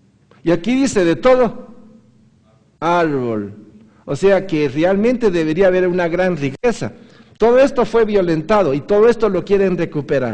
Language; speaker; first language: Spanish; native; Spanish